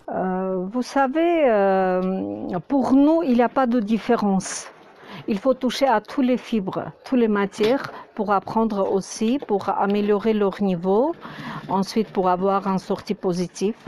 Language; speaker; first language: French; non-native, fluent; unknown